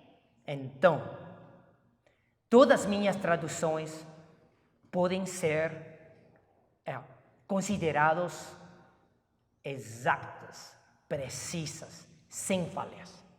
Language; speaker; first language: Portuguese; non-native, fluent; Chinese